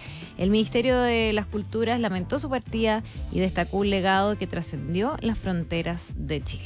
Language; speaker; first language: Spanish; native; Spanish